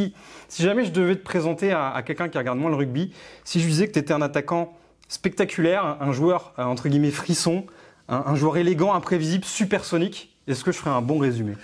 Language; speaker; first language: French; native; French